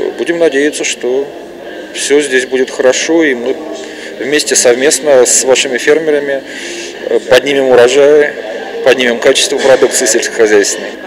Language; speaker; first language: Russian; native; Russian